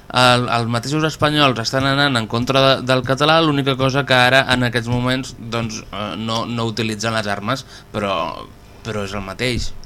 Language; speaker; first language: Catalan; native; Catalan